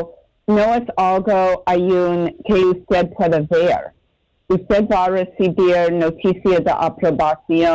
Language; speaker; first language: Spanish; non-native, learner; English